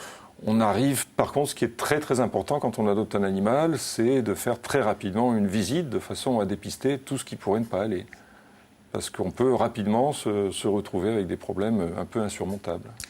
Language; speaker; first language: French; native; French